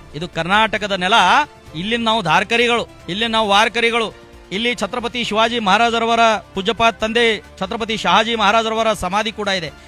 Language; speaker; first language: Kannada; non-native, local second language; Marathi